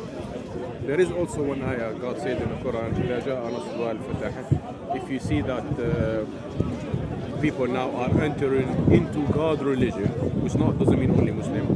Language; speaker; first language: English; non-native, fluent; Arabic